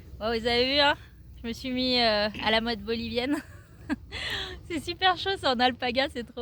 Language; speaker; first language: French; native; French